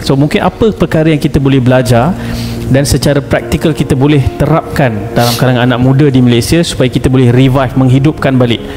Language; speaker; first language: Malay; native; Malay